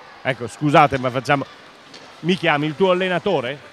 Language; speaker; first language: Italian; native; Italian